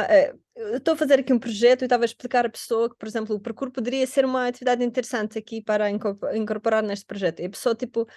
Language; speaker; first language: Portuguese; non-native, fluent; Russian